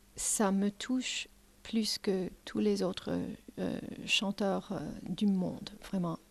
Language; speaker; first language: French; non-native, learner; English